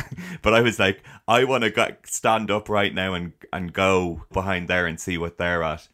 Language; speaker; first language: English; native; English